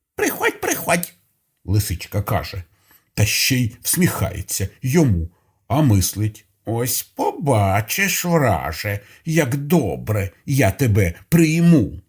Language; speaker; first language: Ukrainian; non-native, local second language; Russian